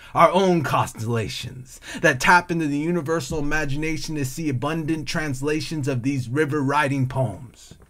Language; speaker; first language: English; native; English